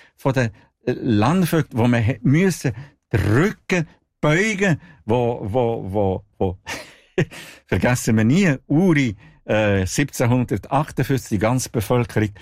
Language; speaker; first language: German; non-native, local second language; Italian